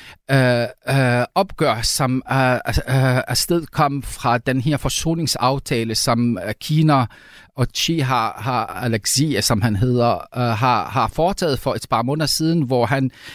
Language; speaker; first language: Danish; non-native, fluent; Arabic